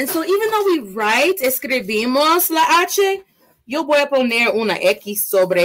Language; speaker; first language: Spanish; early bilingual, heritage; Spanish